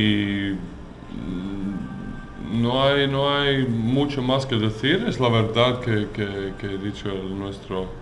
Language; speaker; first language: Spanish; non-native, learner; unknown